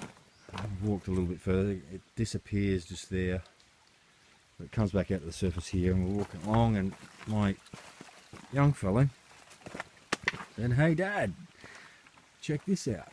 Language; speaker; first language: English; native; English